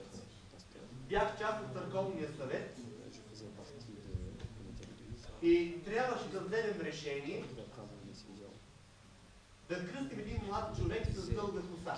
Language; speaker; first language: Bulgarian; native; Bulgarian